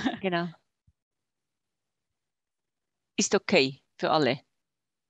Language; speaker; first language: German; native; German